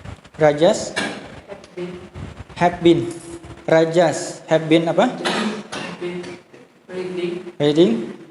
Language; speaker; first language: English; non-native, learner; Indonesian